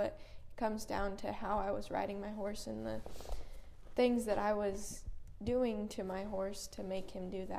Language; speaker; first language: English; native; English